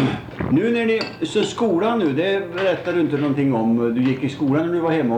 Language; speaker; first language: Swedish; native; Swedish